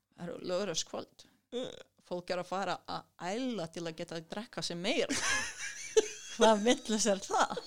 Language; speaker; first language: Icelandic; non-native, fluent; Serbian